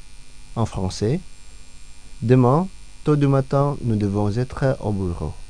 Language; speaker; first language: French; non-native, fluent; Indonesian